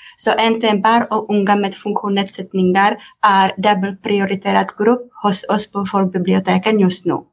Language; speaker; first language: Swedish; non-native, fluent; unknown